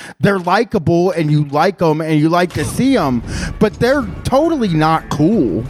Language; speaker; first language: English; native; English